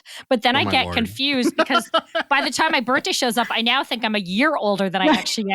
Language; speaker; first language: English; native; English